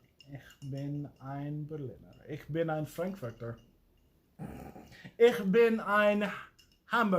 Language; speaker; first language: German; non-native, learner; English